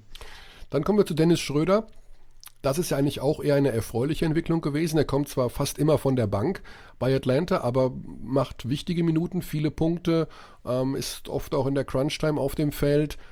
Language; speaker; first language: German; native; German